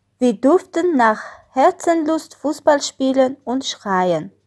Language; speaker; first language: German; non-native, learner; Armenian